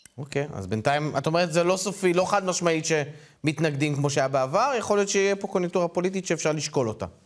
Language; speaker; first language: Hebrew; native; Hebrew